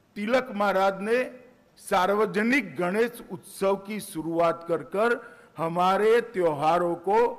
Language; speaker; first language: Hindi; non-native, local second language; Gujarati